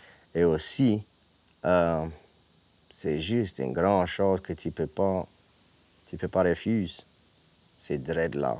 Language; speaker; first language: French; non-native, local second language; English